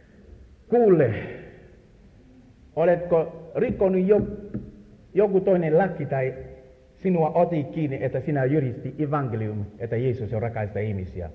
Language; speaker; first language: Finnish; non-native, learner; Swahili